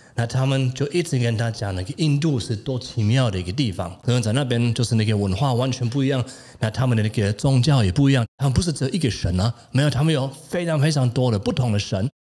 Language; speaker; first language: Chinese; non-native, fluent; German